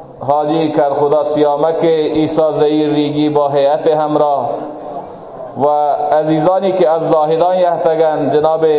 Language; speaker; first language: Persian; non-native, local second language; Baluchi